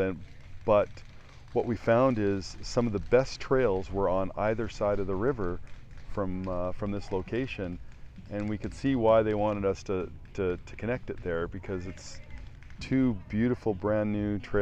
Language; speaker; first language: English; native; English